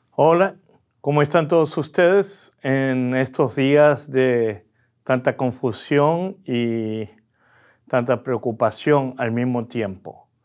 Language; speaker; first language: Spanish; early bilingual, other home language; Korean